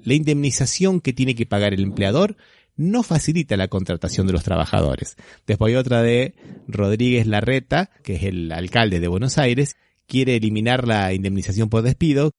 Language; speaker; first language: Spanish; native; Spanish